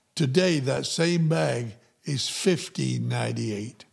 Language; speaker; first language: English; native; English